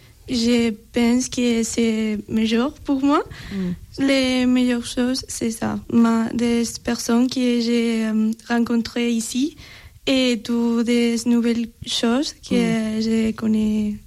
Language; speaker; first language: French; non-native, learner; Spanish